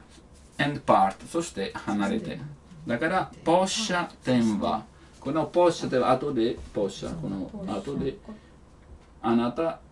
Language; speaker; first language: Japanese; non-native, learner; Italian